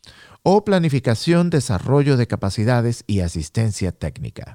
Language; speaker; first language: Spanish; native; Spanish